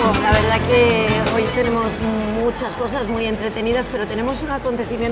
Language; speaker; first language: Spanish; native; Spanish